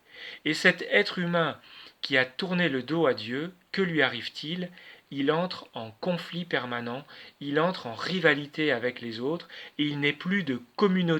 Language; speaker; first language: French; native; French